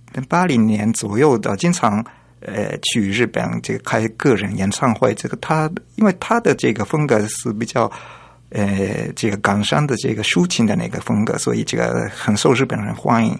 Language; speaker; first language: Chinese; non-native, fluent; Japanese